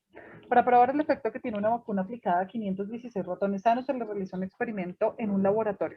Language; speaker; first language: Spanish; native; Spanish